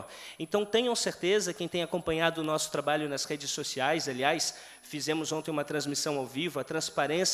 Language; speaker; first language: Portuguese; native; Portuguese